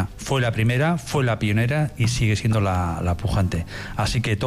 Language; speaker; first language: Spanish; native; Spanish